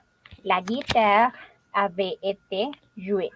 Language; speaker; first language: French; non-native, learner; Spanish